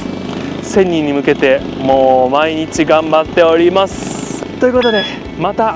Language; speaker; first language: Japanese; native; Japanese